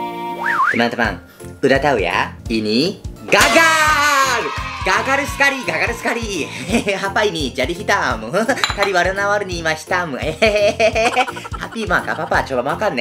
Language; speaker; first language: Indonesian; non-native, fluent; Japanese